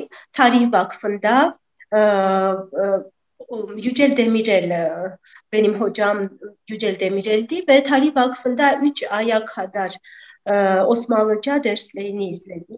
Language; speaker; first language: Turkish; non-native, fluent; Armenian